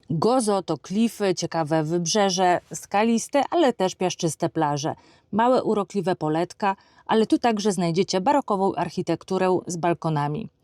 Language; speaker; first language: Polish; native; Polish